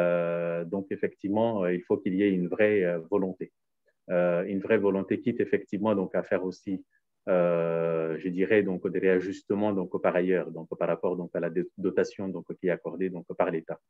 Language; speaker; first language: French; native; French